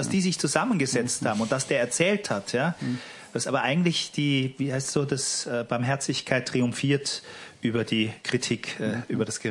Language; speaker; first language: German; native; German